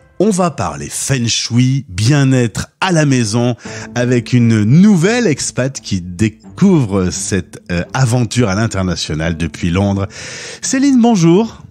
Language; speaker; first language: French; native; French